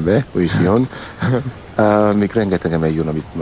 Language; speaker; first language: Hungarian; non-native, learner; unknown